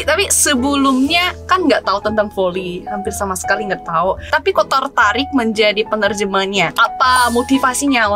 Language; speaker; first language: Indonesian; non-native, fluent; Korean